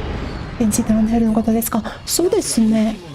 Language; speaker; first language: Japanese; non-native, learner; English